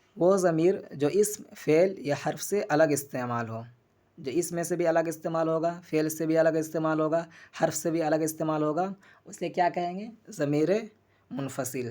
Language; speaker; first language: Urdu; native; Urdu